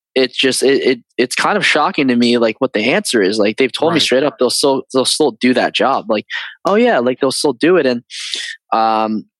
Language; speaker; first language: English; early bilingual, other home language; Filipino